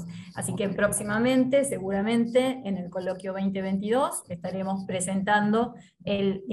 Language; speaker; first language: Spanish; native; Spanish